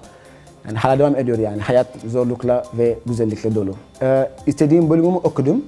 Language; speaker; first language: Turkish; non-native, fluent; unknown